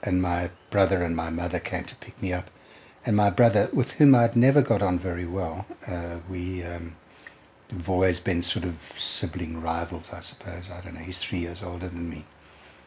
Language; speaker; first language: English; native; English